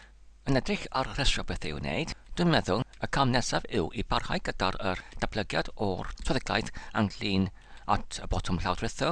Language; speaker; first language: Welsh; non-native, fluent; English